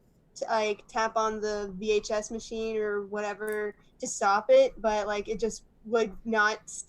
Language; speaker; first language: English; native; English